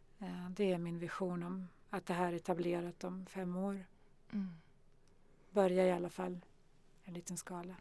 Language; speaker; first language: Swedish; early bilingual, other home language; Arabic